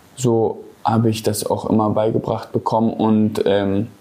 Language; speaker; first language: German; native; German